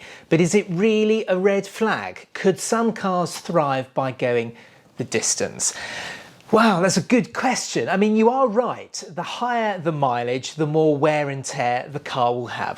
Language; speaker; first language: English; native; English